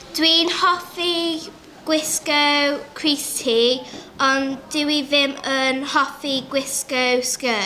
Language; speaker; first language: Welsh; non-native, local second language; English